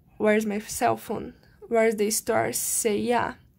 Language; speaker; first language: English; non-native, fluent; Portuguese